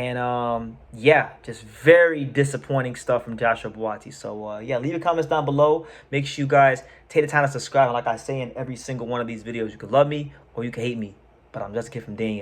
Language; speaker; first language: English; native; English